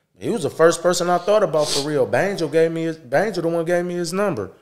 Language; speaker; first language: English; native; English